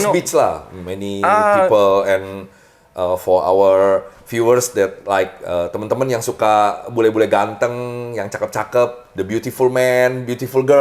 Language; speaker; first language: English; non-native, learner; Indonesian